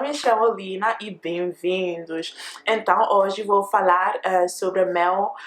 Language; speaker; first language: Portuguese; non-native, learner; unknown